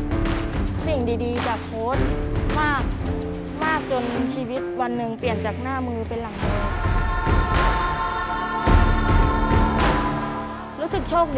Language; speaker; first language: Thai; native; Thai